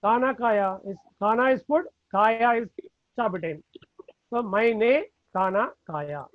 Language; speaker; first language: Hindi; non-native, learner; Tamil